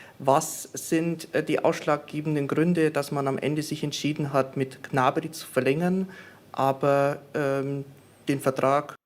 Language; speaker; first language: German; native; German